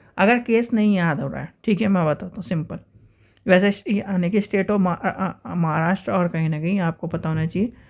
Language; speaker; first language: Hindi; native; Hindi